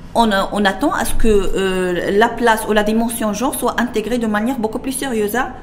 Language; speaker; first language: French; non-native, local second language; Arabic